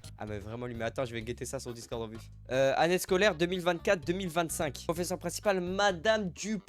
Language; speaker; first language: French; native; French